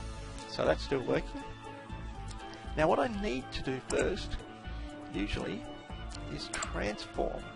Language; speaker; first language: English; native; English